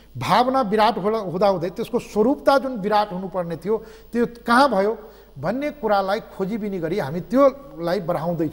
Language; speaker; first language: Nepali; non-native, local second language; Maithili